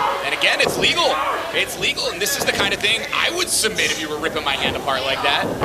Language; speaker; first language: English; native; English